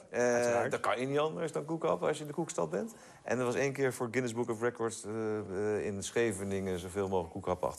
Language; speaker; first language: Dutch; native; Dutch